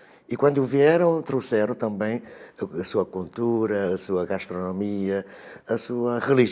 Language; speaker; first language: Portuguese; non-native, fluent; Vietnamese